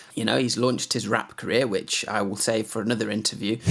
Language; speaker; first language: English; native; English